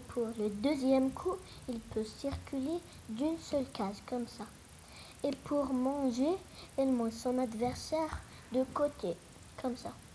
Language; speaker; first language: French; non-native, local second language; Arabic